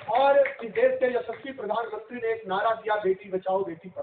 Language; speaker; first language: Hindi; native; Hindi